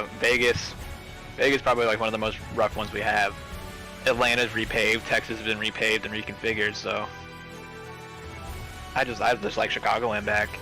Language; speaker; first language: English; native; English